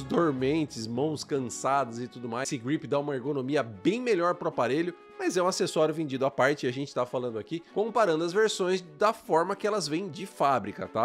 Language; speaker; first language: Portuguese; native; Portuguese